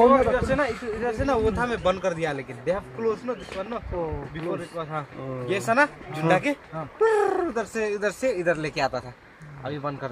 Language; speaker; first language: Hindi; non-native, local second language; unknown